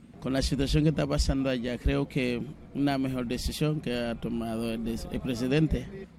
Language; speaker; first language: Spanish; non-native, learner; Haitian Creole